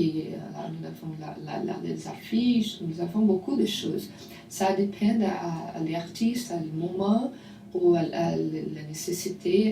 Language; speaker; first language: French; non-native, learner; Portuguese